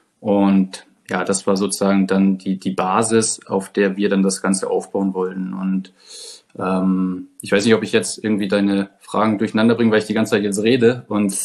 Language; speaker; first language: German; native; German